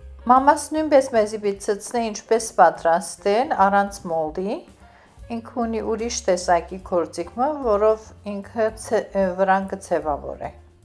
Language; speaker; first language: Armenian; early bilingual, heritage; Armenian